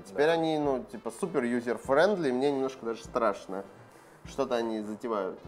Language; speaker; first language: Russian; native; Russian